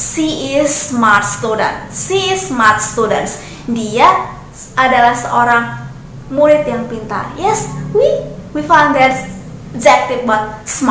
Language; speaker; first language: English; non-native, learner; Indonesian